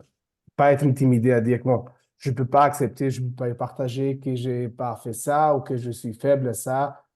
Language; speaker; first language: French; non-native, fluent; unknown